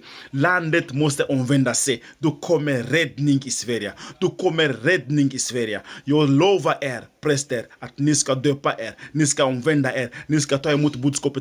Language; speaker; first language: Swedish; non-native, fluent; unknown